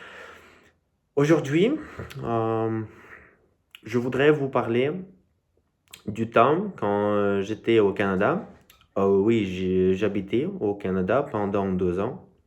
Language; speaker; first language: French; non-native, learner; Russian